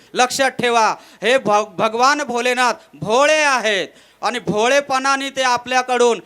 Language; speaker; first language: Marathi; non-native, local second language; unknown